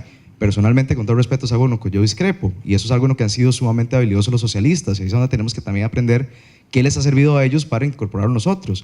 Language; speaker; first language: Spanish; native; Spanish